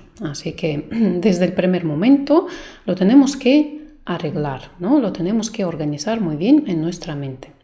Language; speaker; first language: Spanish; non-native, fluent; Russian